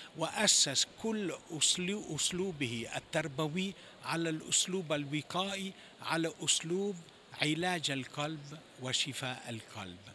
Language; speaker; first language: Arabic; non-native, fluent; Italian